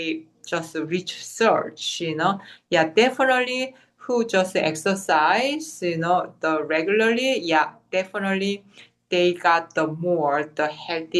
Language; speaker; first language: English; non-native, fluent; Korean